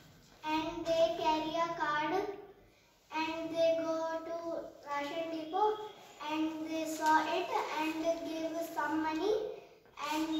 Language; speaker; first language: English; non-native, learner; Hindi